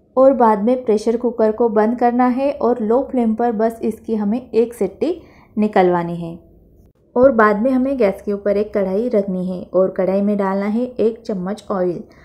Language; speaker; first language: Hindi; non-native, local second language; Marathi